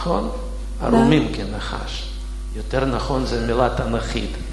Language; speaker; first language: Hebrew; non-native, fluent; Russian